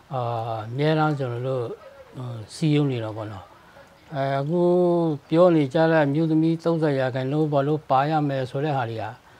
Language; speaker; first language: Burmese; non-native, local second language; Western Kayah